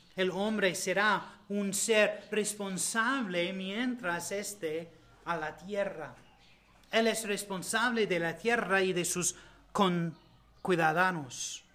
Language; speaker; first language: Spanish; non-native, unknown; English